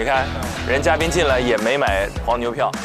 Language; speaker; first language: Chinese; native; Chinese